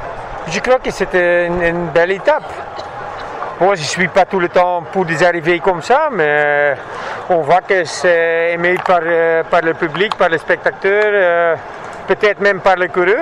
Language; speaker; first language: French; non-native, fluent; Dutch